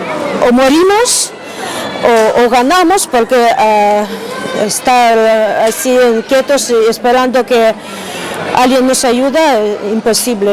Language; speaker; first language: Spanish; non-native, fluent; Ukrainian